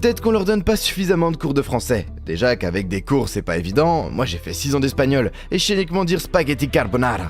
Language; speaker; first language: French; native; French